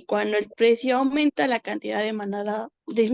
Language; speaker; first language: Spanish; native; Spanish